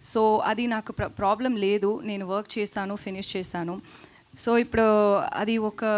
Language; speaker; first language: Telugu; non-native, learner; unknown